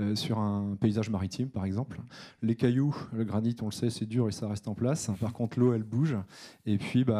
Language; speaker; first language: French; native; French